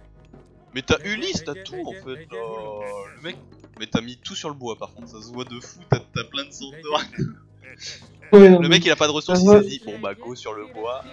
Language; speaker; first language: French; native; French